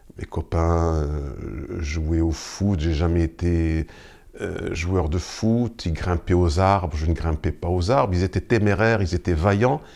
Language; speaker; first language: French; non-native, local second language; Arabic